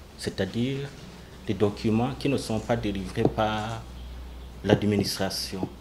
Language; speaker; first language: French; non-native, local second language; Rundi